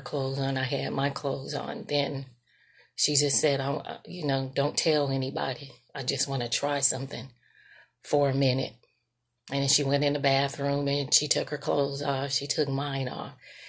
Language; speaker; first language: English; native; English